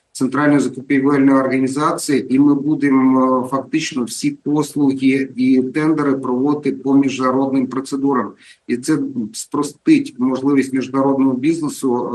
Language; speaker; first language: Ukrainian; native; Ukrainian